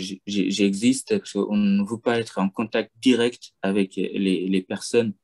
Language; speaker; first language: French; non-native, fluent; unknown